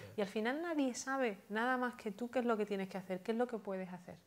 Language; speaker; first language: Spanish; native; Spanish